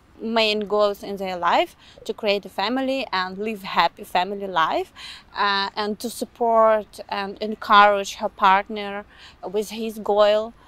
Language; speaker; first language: English; non-native, fluent; Ukrainian